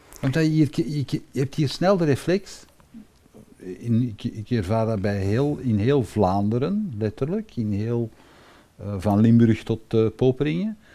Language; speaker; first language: Dutch; native; Dutch